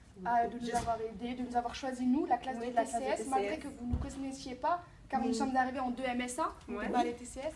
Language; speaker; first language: French; native; French